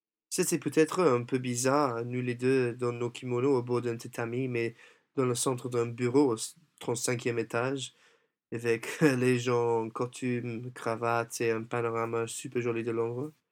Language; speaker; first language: French; non-native, fluent; English